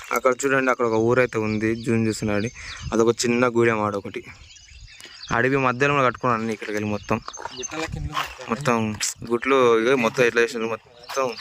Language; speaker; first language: Telugu; native; Telugu